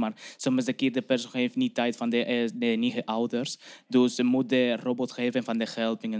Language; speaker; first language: Dutch; non-native, learner; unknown